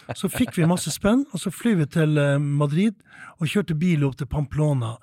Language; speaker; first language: Norwegian; native; Norwegian